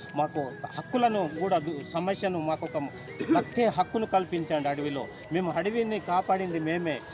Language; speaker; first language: Telugu; non-native, local second language; Gondi